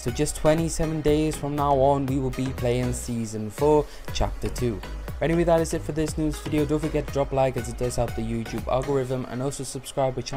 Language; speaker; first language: English; native; English